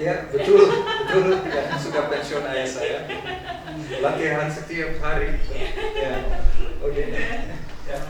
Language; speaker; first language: Indonesian; non-native, learner; Dutch